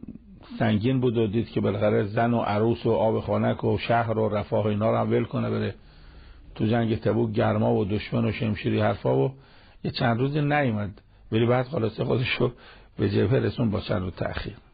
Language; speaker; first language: Persian; native; Persian